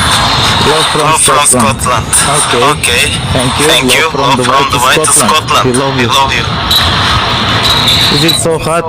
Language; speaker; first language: English; non-native, learner; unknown